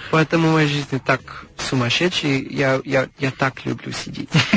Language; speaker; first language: Russian; non-native, learner; English